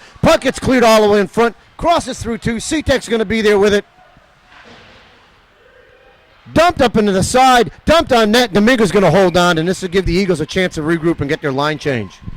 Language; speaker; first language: English; native; English